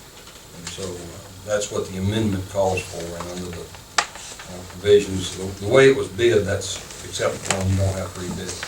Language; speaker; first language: English; native; English